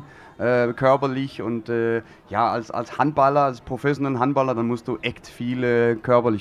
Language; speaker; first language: German; non-native, fluent; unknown